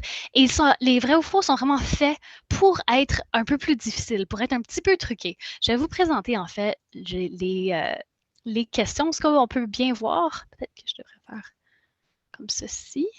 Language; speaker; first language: French; native; French